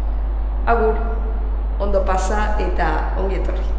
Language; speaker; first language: Basque; non-native, learner; Spanish